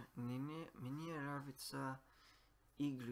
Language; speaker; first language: Russian; non-native, learner; English